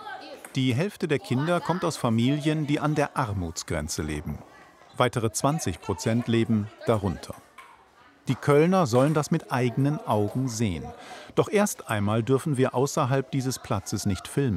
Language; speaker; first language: German; native; German